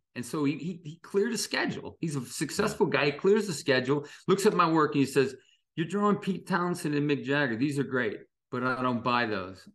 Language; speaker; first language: English; native; English